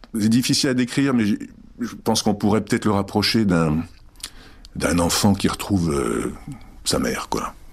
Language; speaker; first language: French; early bilingual, other home language; Czech